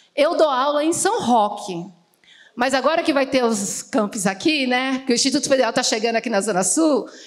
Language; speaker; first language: Portuguese; native; Portuguese